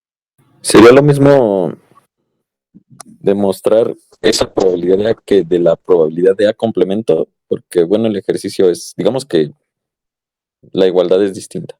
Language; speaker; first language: Spanish; native; Spanish